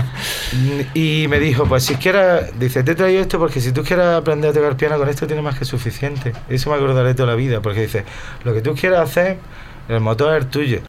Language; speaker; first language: Spanish; native; Spanish